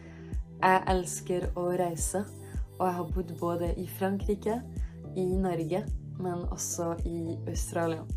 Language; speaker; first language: Norwegian; early bilingual, heritage; French